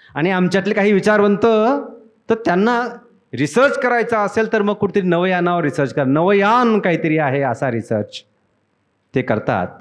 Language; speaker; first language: Marathi; native; Marathi